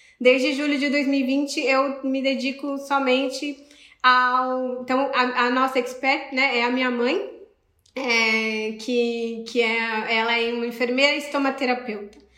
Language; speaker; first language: Portuguese; native; Portuguese